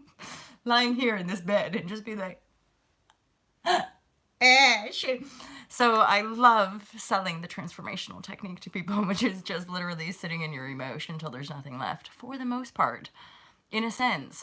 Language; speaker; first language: English; native; English